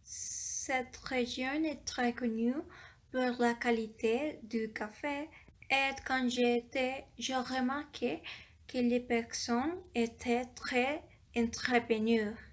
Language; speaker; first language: French; non-native, learner; Spanish